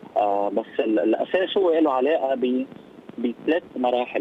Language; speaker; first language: Arabic; native; Arabic